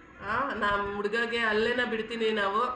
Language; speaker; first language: Kannada; non-native, local second language; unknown